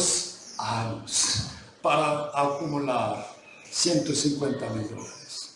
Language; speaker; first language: Spanish; non-native, fluent; Korean